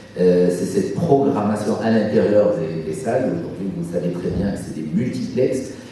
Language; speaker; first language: French; non-native, local second language; Arabic